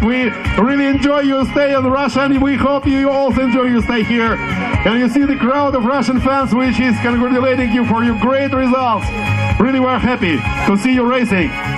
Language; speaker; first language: English; non-native, fluent; Russian